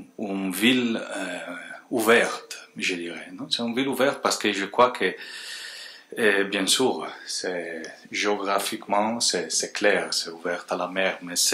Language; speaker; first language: French; non-native, fluent; Spanish